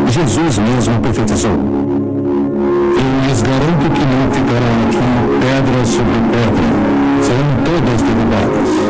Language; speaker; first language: Portuguese; non-native, fluent; Korean